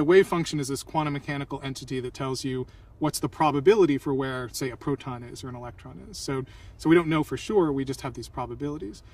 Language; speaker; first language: English; native; English